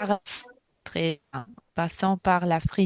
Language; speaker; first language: French; non-native, fluent; Russian